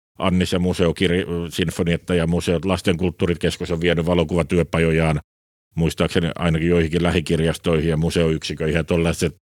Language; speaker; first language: Finnish; native; Finnish